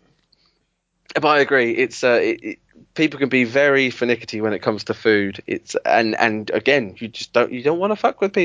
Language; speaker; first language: English; native; English